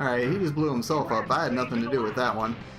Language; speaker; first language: English; native; English